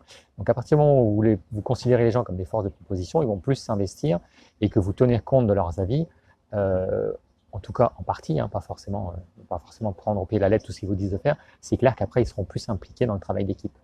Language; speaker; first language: French; native; French